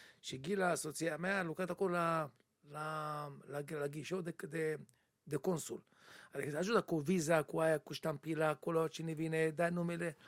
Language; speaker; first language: Romanian; non-native, learner; Hebrew